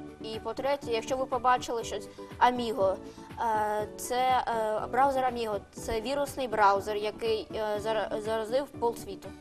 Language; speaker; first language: Ukrainian; non-native, local second language; Russian